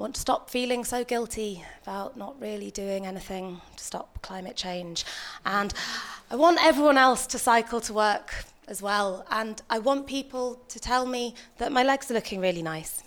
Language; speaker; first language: English; native; English